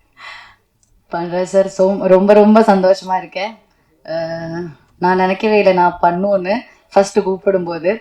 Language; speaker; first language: Tamil; non-native, learner; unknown